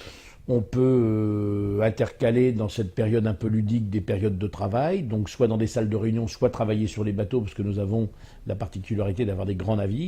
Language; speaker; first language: French; native; French